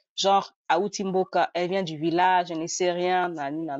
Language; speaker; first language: French; non-native, local second language; Nande